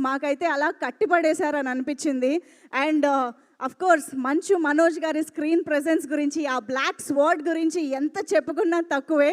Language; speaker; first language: Telugu; native; Telugu